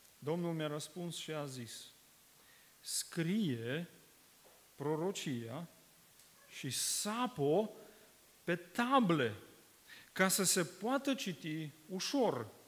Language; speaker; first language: Romanian; non-native, fluent; Russian